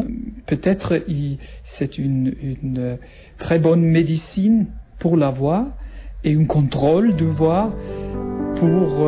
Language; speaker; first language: French; non-native, learner; German